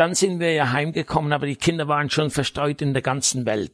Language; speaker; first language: German; native; German